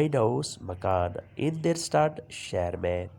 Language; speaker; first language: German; non-native, fluent; Urdu